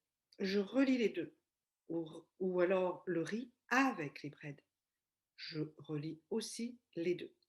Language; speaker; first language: French; non-native, local second language; Malagasy